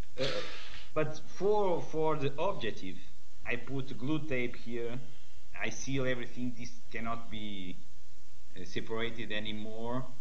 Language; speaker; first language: English; non-native, learner; Portuguese